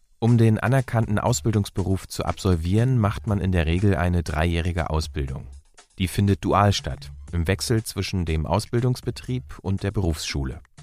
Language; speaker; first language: German; native; German